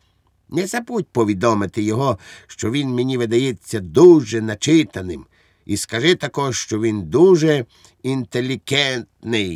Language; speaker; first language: Ukrainian; native; Ukrainian